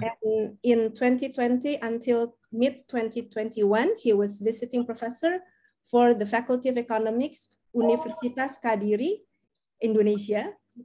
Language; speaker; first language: English; non-native, fluent; Indonesian